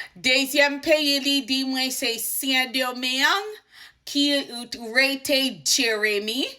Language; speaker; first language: Haitian Creole; non-native, learner; English